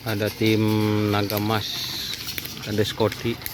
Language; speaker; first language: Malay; non-native, local second language; Madurese